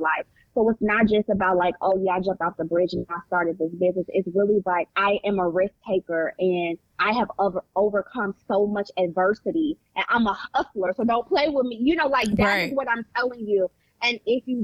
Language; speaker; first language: English; native; English